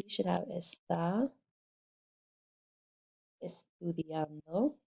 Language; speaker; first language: Spanish; non-native, fluent; English